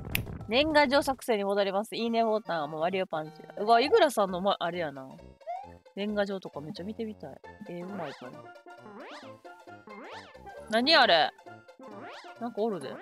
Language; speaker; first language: Japanese; native; Japanese